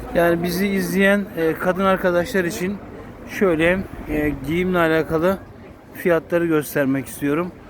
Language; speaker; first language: Turkish; native; Turkish